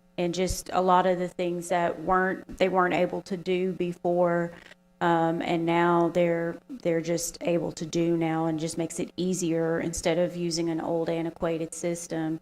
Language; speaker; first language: English; native; English